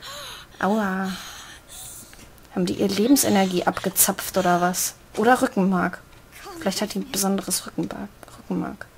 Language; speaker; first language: German; native; German